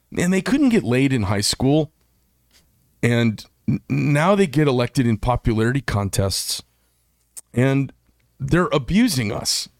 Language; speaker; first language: English; native; English